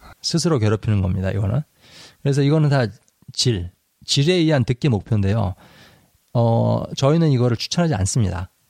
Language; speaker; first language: Korean; native; Korean